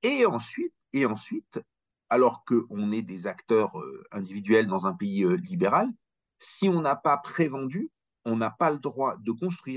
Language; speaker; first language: French; native; French